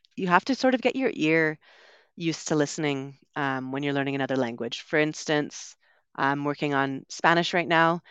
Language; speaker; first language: English; native; English